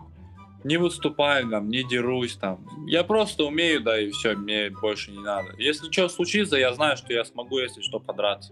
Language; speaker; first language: Russian; non-native, local second language; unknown